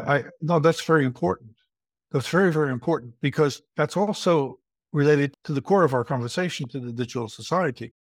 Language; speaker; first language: English; native; English